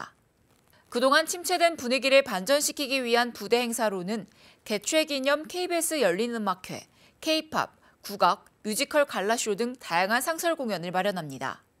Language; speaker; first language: Korean; native; Korean